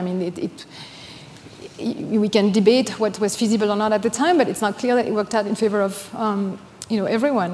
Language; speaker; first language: English; non-native, fluent; French